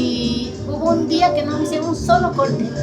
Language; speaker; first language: Spanish; native; Spanish